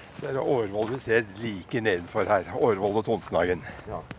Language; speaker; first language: Norwegian; native; Norwegian